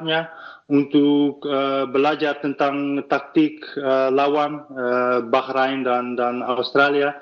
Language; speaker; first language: Indonesian; early bilingual, heritage; Dutch